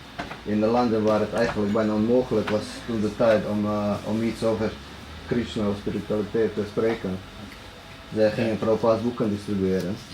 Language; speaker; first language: Dutch; non-native, fluent; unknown